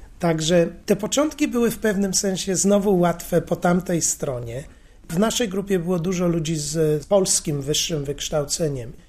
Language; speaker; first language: Polish; native; Polish